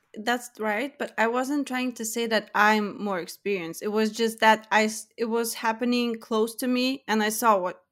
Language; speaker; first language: English; non-native, fluent; Lithuanian